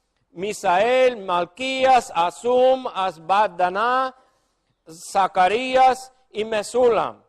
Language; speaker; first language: Spanish; non-native, fluent; English